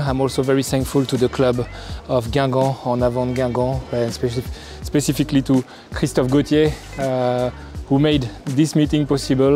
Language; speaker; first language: English; non-native, fluent; French